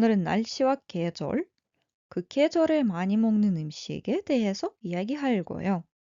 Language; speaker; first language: Korean; non-native, fluent; Russian